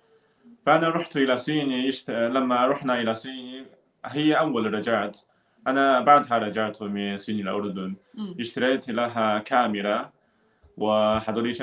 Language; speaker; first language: Arabic; non-native, learner; Chinese